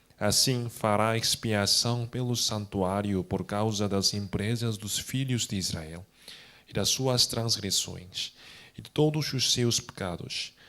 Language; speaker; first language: Portuguese; non-native, fluent; Korean